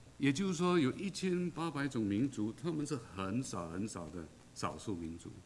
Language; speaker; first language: Chinese; native; Chinese